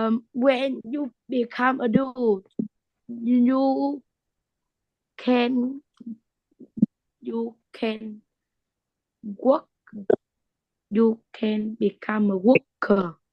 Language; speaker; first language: English; non-native, learner; Vietnamese